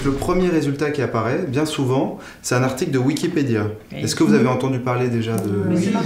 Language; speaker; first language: French; native; French